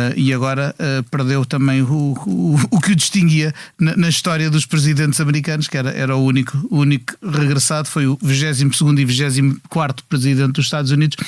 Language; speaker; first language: Portuguese; native; Portuguese